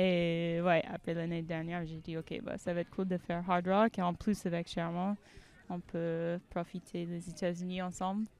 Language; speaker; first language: French; non-native, fluent; English